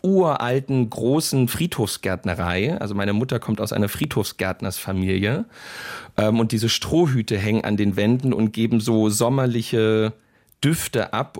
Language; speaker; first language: German; native; German